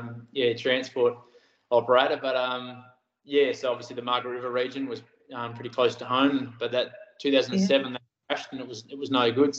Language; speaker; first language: English; native; English